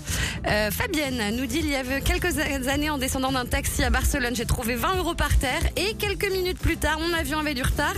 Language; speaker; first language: French; native; French